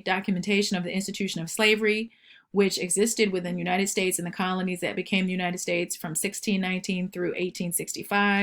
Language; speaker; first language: English; native; English